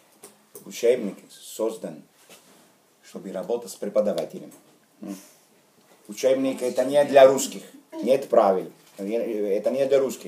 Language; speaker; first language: Russian; non-native, fluent; Italian